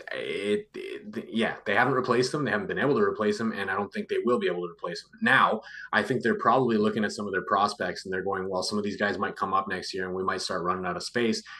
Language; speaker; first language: English; native; English